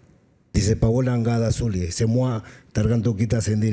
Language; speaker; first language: Indonesian; non-native, fluent; Spanish